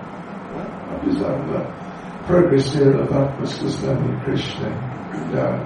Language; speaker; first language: Russian; non-native, learner; English